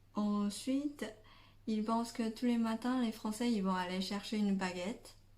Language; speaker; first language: French; non-native, fluent; Chinese